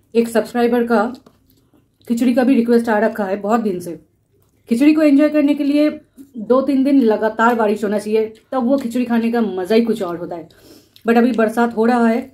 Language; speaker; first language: Hindi; native; Hindi